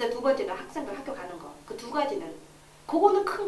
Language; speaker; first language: Korean; native; Korean